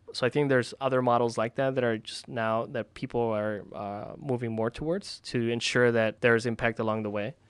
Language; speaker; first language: English; early bilingual, other home language; Spanish